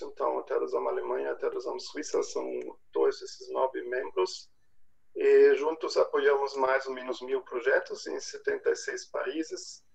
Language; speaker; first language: Portuguese; non-native, fluent; German